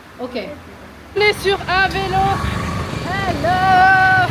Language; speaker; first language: French; native; French